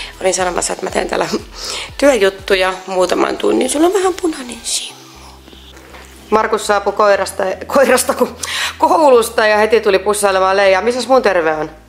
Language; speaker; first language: Finnish; native; Finnish